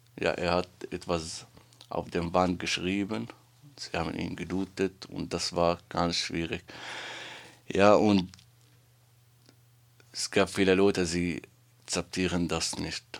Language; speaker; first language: German; non-native, learner; Arabic